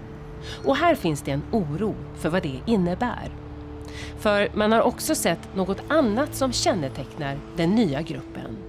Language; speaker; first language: Swedish; native; Swedish